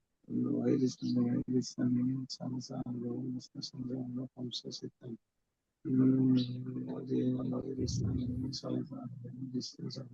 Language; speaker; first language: Arabic; non-native, learner; Bangla